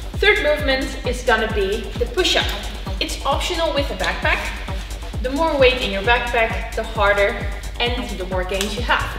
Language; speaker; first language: English; non-native, fluent; Dutch